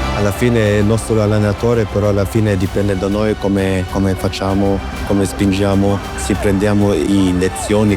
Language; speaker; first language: Italian; non-native, fluent; German